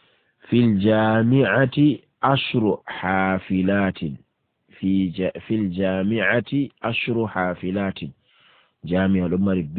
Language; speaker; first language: Arabic; non-native, fluent; Fula